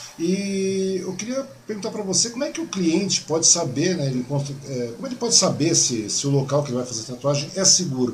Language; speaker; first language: Portuguese; native; Portuguese